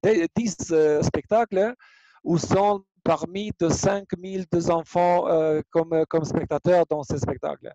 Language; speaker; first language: French; non-native, learner; Albanian